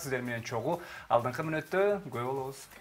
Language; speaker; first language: Kyrgyz; native; Kyrgyz